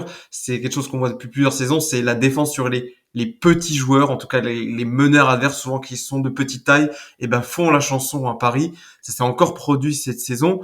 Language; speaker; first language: French; native; French